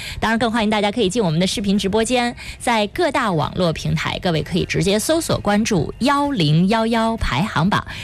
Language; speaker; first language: Chinese; native; Chinese